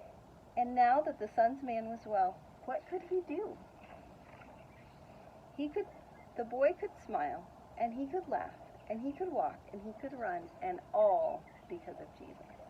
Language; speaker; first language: English; native; English